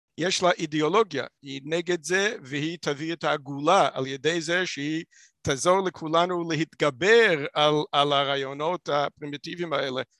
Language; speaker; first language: Hebrew; non-native, fluent; English